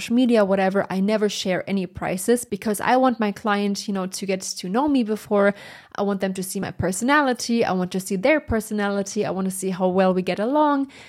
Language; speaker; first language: English; non-native, fluent; German